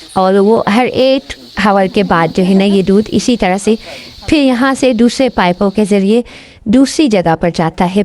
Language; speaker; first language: Urdu; non-native, local second language; Pashto